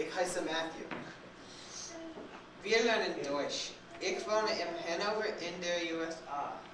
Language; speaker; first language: German; non-native, learner; English